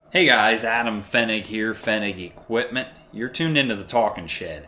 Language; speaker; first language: English; native; English